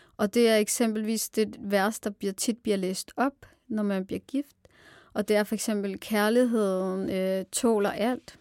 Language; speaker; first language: Danish; early bilingual, other home language; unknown